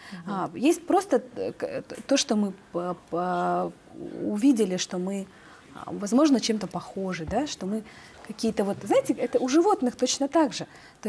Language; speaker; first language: Russian; native; Russian